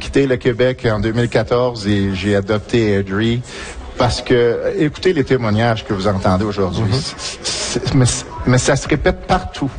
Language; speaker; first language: French; native; French